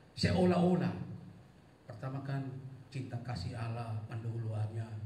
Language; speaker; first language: Indonesian; non-native, local second language; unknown